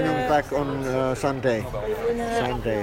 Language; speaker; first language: English; non-native, fluent; Finnish